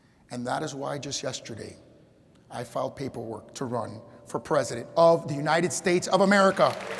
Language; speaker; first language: English; native; English